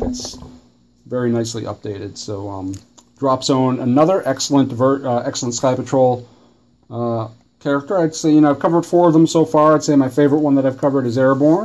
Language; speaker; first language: English; native; English